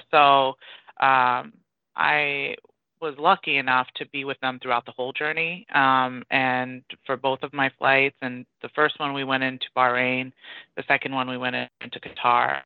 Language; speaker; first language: English; early bilingual, other home language; Persian